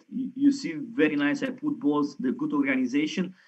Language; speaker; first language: English; non-native, fluent; Romanian